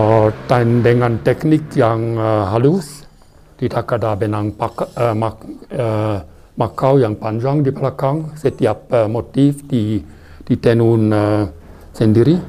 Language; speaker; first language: Indonesian; non-native, fluent; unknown